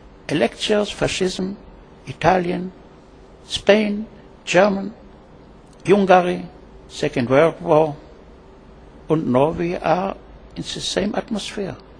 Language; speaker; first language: English; non-native, learner; German